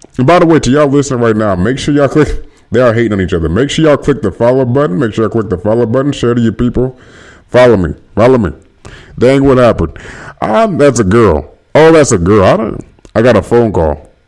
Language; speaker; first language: English; native; English